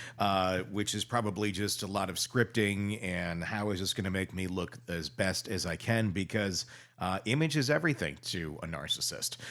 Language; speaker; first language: English; native; English